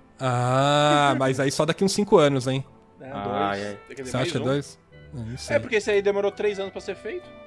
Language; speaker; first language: Portuguese; native; Portuguese